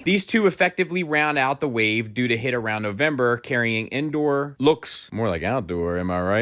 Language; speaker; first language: English; native; English